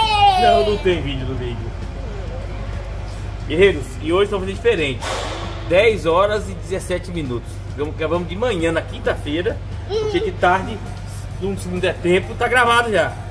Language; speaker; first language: Portuguese; native; Portuguese